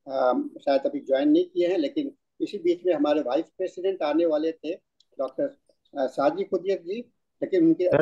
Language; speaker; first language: Hindi; native; Hindi